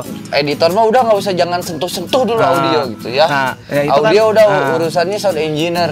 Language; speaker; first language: Indonesian; native; Indonesian